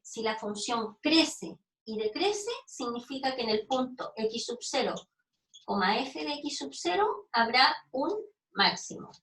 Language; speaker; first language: Spanish; native; Spanish